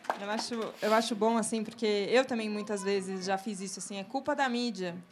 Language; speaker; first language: Portuguese; native; Portuguese